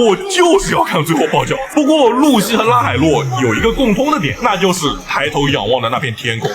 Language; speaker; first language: Chinese; native; Chinese